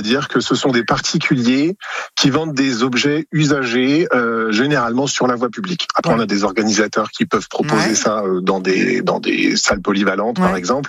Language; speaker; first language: French; native; French